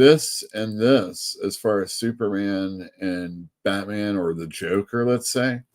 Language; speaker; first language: English; native; English